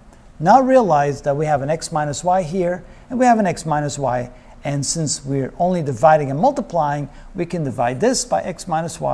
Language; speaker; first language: English; native; English